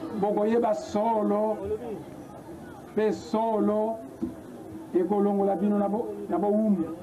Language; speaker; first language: Lingala; non-native, local second language; Kongo